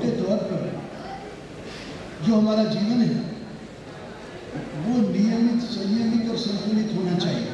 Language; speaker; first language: Hindi; native; Hindi